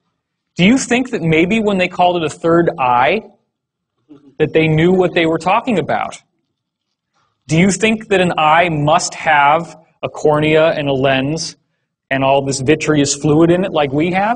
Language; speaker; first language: English; native; English